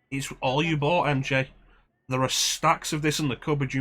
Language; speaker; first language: English; native; English